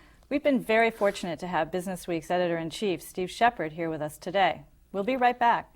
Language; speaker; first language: English; native; English